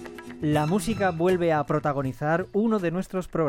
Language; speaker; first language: Spanish; native; Spanish